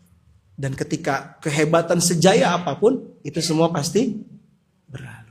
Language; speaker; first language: Indonesian; native; Indonesian